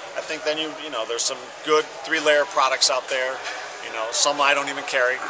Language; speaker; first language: English; native; English